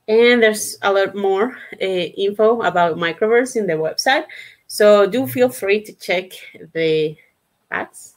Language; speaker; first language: English; non-native, fluent; Spanish